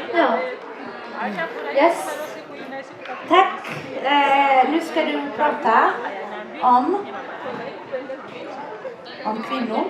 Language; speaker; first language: Swedish; non-native, fluent; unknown